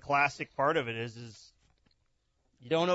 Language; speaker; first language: English; native; English